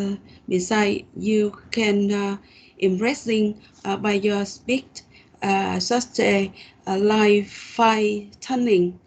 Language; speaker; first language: English; non-native, learner; Vietnamese